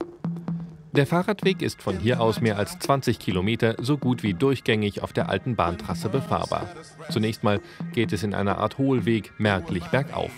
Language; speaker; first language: German; native; German